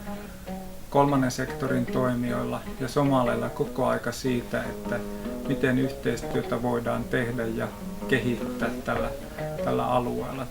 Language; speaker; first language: Finnish; native; Finnish